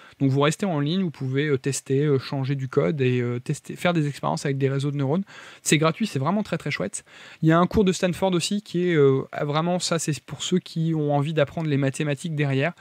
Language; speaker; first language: French; native; French